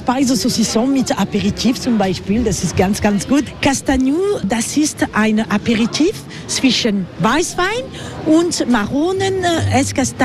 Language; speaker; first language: German; non-native, learner; French